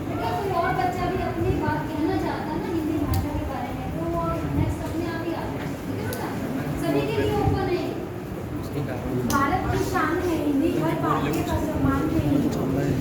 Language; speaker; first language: Hindi; native; Hindi